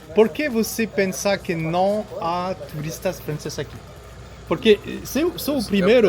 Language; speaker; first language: Portuguese; non-native, learner; French